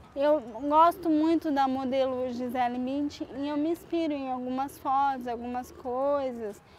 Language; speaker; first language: Portuguese; native; Portuguese